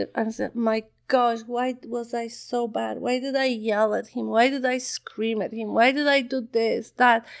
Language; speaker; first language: English; non-native, fluent; Polish